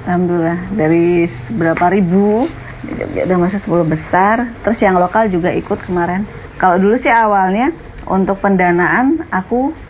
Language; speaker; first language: Indonesian; native; Indonesian